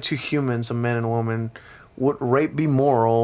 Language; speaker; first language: English; non-native, fluent; Spanish